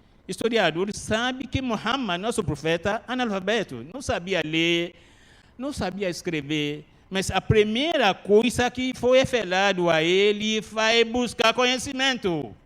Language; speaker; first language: Portuguese; non-native, learner; Arabic